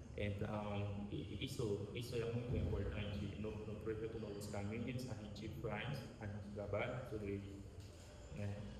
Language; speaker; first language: Portuguese; non-native, fluent; Haitian Creole